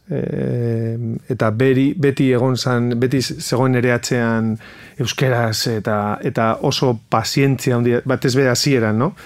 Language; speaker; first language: Basque; non-native, local second language; Spanish